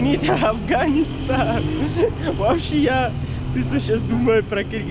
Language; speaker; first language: Russian; non-native, learner; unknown